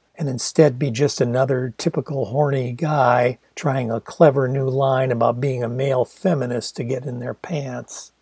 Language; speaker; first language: English; native; English